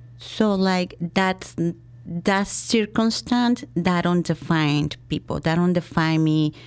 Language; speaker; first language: English; non-native, fluent; Spanish